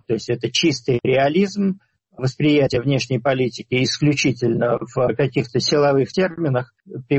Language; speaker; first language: Russian; native; Russian